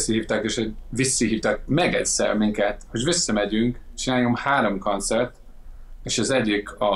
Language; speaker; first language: Hungarian; non-native, fluent; English